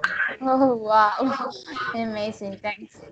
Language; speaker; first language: English; non-native, learner; Spanish